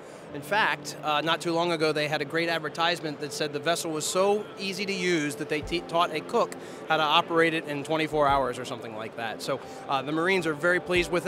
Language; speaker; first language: English; native; English